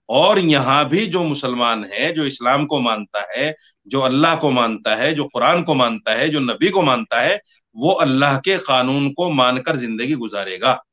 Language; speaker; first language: Hindi; native; Hindi